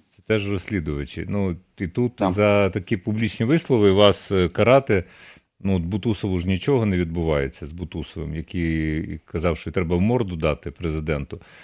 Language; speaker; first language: Ukrainian; native; Ukrainian